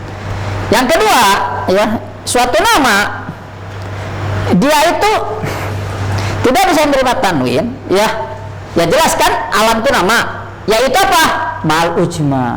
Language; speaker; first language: Indonesian; non-native, local second language; Sundanese